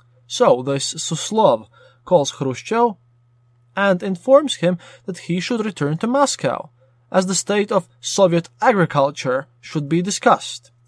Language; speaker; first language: English; non-native, fluent; Latvian